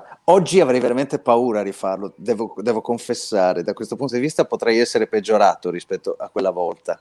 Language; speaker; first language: Italian; native; Italian